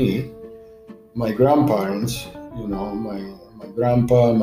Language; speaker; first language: English; non-native, learner; Spanish